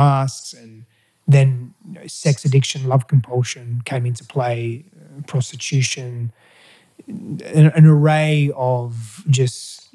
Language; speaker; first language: English; early bilingual, other home language; Greek